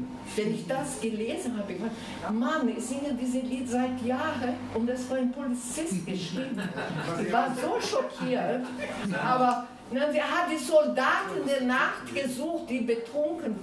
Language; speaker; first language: German; non-native, fluent; Portuguese